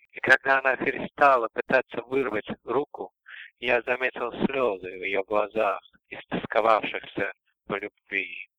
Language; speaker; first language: Russian; native; Russian